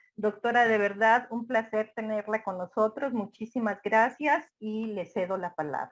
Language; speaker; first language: Spanish; native; Spanish